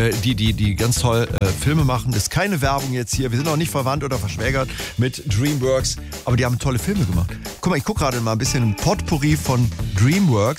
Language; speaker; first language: German; native; German